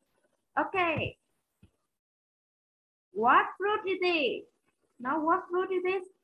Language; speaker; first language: English; non-native, learner; Vietnamese